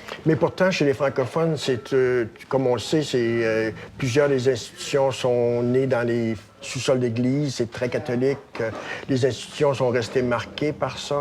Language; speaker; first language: French; native; French